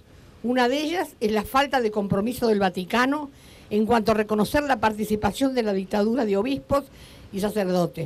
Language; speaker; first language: Spanish; native; Spanish